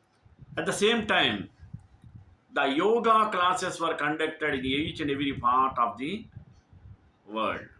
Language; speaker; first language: English; non-native, local second language; Telugu